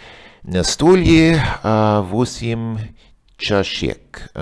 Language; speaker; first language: Russian; non-native, learner; English